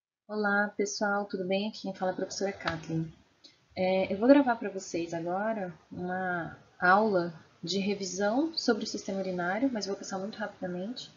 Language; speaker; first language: Portuguese; native; Portuguese